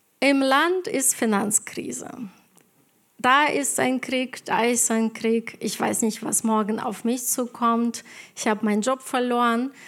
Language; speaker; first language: German; non-native, fluent; Ukrainian